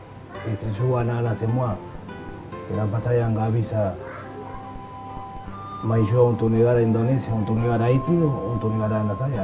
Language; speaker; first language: Indonesian; non-native, fluent; Spanish